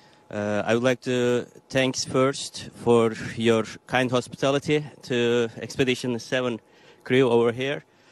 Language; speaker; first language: English; non-native, fluent; Turkish